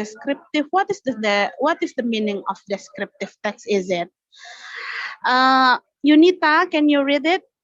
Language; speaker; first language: English; non-native, learner; Indonesian